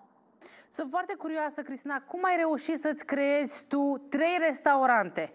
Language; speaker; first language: Romanian; native; Romanian